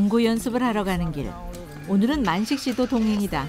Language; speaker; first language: Korean; native; Korean